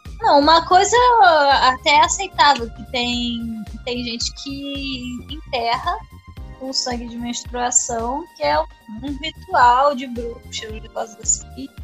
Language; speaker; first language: Portuguese; native; Portuguese